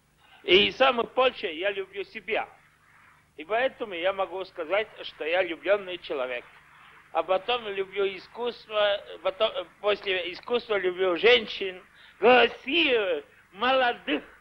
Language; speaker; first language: Russian; non-native, local second language; Estonian